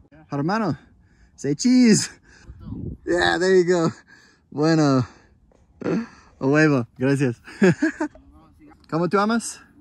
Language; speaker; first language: Spanish; non-native, learner; English